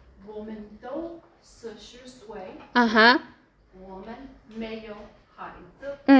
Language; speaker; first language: Chinese; non-native, learner; English